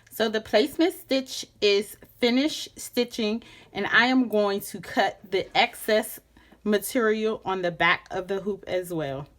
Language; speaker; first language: English; native; English